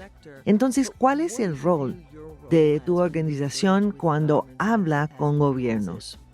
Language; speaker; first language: Spanish; non-native, fluent; English